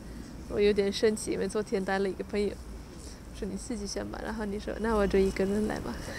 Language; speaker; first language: Chinese; non-native, fluent; Swedish